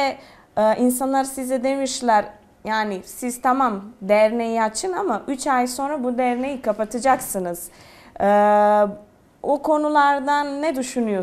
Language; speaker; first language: Turkish; non-native, fluent; Serbian